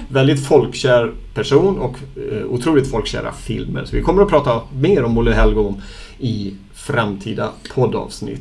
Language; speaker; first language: Swedish; native; Swedish